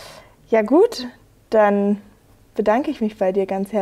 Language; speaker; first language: German; native; German